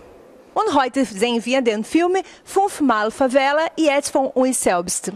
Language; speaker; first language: German; non-native, fluent; Portuguese